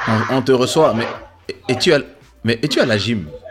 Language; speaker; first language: French; native; French